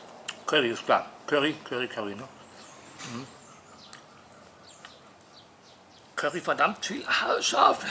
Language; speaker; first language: German; native; German